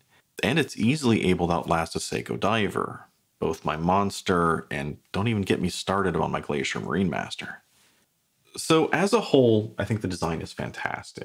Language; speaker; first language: English; native; English